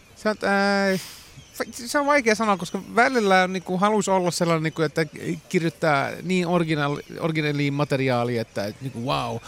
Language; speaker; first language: Finnish; non-native, local second language; Swedish